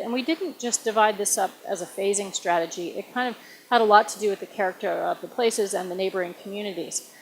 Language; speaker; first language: English; native; English